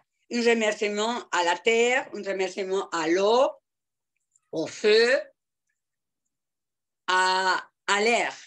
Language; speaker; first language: French; non-native, fluent; Spanish